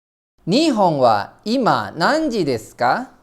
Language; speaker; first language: Japanese; non-native, fluent; Indonesian